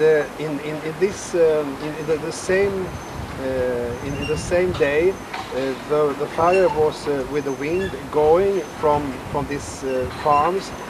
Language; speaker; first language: English; non-native, fluent; Swedish